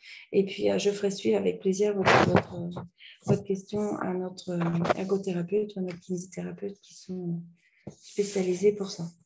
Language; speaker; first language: French; native; French